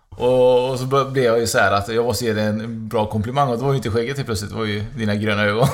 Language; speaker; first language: Swedish; early bilingual, other home language; Spanish